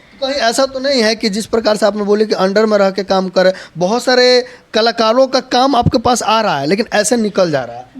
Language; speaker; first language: Hindi; native; Hindi